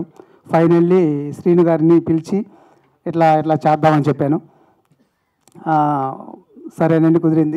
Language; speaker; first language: Telugu; native; Telugu